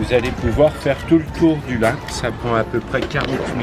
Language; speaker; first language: French; native; French